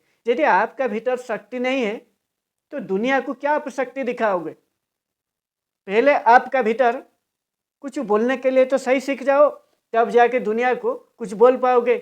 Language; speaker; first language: Hindi; non-native, local second language; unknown